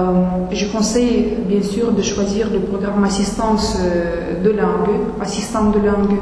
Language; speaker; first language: French; non-native, fluent; Russian